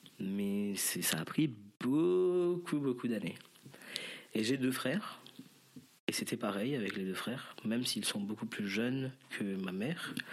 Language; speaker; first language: French; non-native, local second language; Morisyen